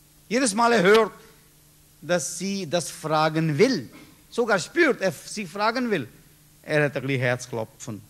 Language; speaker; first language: German; non-native, learner; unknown